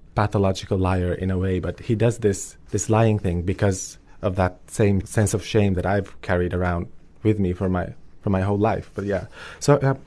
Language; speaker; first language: English; early bilingual, other home language; Albanian